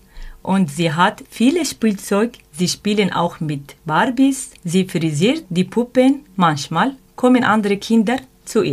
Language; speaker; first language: German; non-native, learner; Arabic